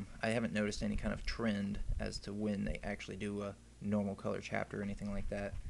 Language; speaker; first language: English; native; English